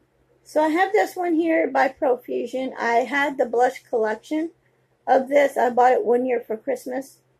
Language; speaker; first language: English; native; English